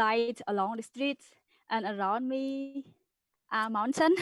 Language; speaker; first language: English; non-native, learner; Khmer